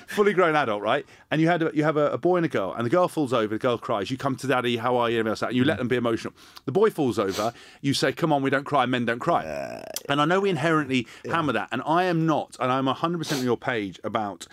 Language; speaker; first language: English; native; English